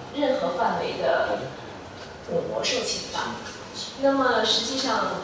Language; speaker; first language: Chinese; native; Chinese